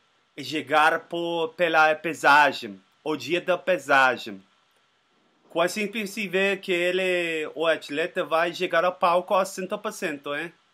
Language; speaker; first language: Portuguese; non-native, learner; Spanish